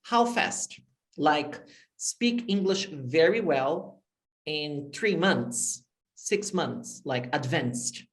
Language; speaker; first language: English; non-native, fluent; Portuguese